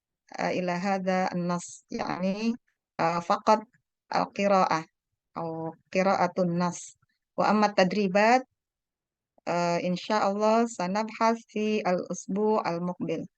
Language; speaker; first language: Arabic; non-native, fluent; Indonesian